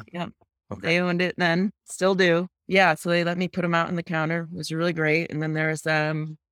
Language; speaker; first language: English; native; English